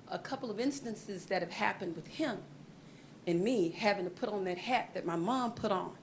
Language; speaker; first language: English; native; English